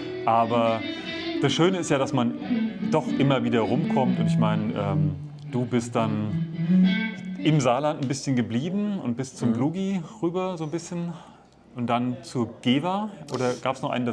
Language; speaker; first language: German; native; German